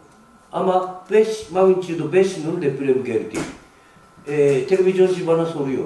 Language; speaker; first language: Turkish; non-native, fluent; Japanese